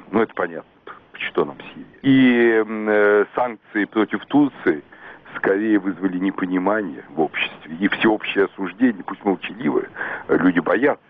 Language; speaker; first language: Russian; native; Russian